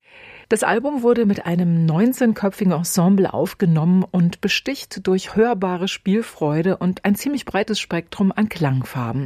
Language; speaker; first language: German; native; German